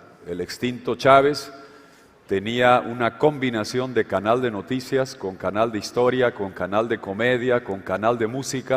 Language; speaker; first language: Spanish; native; Spanish